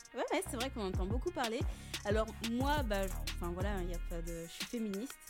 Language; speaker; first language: French; native; French